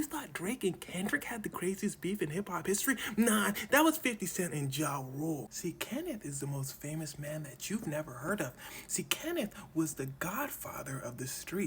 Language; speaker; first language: English; native; English